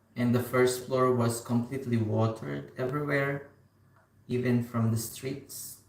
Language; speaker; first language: English; non-native, local second language; Filipino